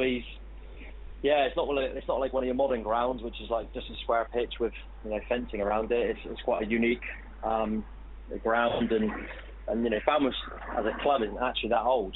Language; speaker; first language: English; native; English